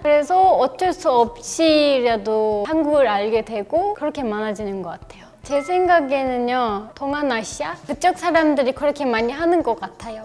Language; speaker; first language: Korean; non-native, fluent; Turkish